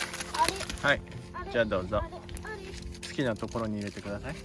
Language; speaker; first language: Japanese; native; Japanese